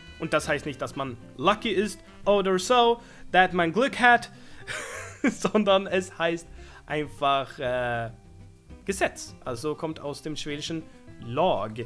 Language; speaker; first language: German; non-native, fluent; Swedish